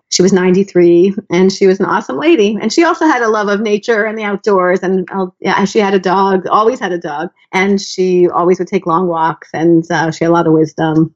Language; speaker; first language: English; native; English